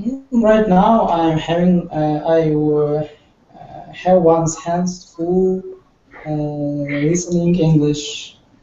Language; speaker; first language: English; non-native, learner; Russian